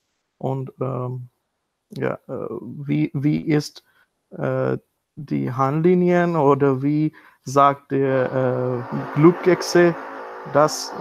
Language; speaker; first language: German; non-native, learner; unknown